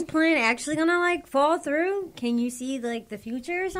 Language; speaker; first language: English; native; English